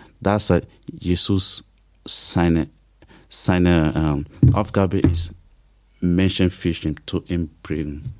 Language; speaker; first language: German; non-native, learner; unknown